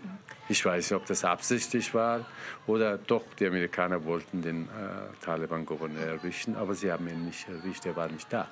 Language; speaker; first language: German; non-native, fluent; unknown